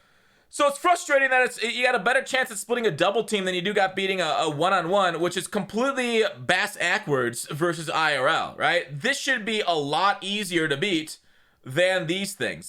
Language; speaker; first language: English; native; English